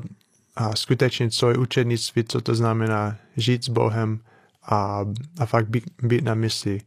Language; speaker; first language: Czech; non-native, fluent; English